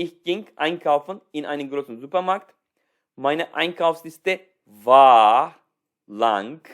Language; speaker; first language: German; non-native, fluent; Turkish